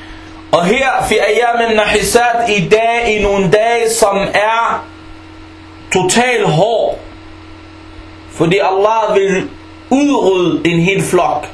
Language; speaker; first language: Danish; non-native, fluent; Arabic